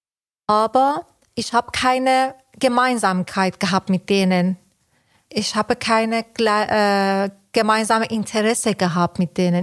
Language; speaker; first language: German; non-native, fluent; Persian